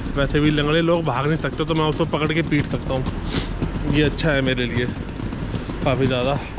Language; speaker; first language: Hindi; native; Hindi